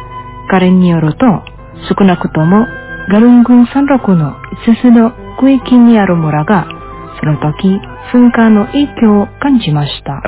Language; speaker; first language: Japanese; non-native, fluent; Indonesian